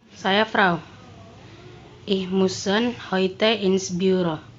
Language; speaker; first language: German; non-native, learner; Indonesian